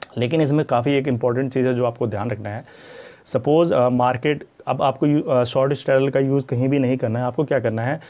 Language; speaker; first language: Hindi; native; Hindi